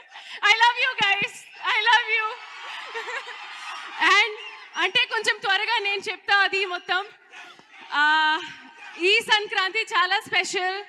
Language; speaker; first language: Telugu; non-native, local second language; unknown